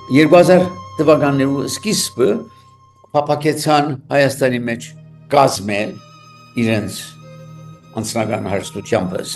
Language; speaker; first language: Armenian; early bilingual, heritage; Armenian